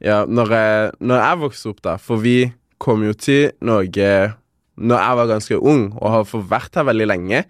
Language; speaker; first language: Norwegian; early bilingual, other home language; Kinyarwanda